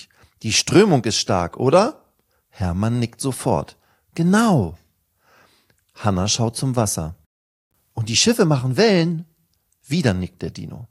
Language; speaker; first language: German; native; German